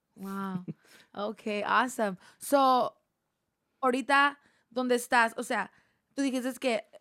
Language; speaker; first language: Spanish; non-native, fluent; English